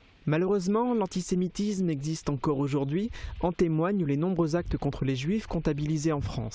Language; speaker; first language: French; native; French